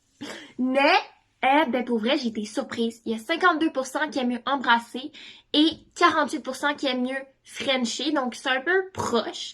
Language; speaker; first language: French; native; French